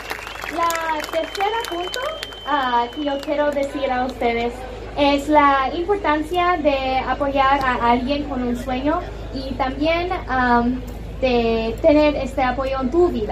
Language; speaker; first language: Spanish; non-native, learner; English